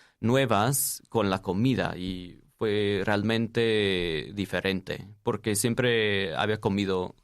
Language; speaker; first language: Spanish; non-native, fluent; English